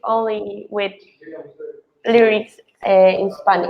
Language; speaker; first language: English; non-native, fluent; Spanish